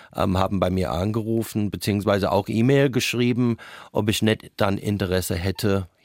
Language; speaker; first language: German; non-native, fluent; English